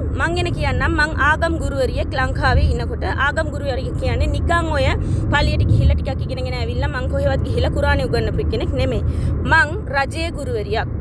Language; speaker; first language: Sinhala; non-native, local second language; Tamil